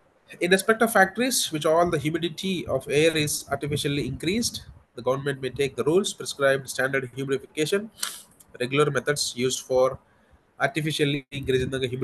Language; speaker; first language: English; non-native, local second language; Telugu